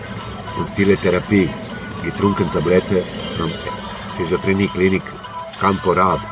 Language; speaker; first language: German; non-native, learner; Croatian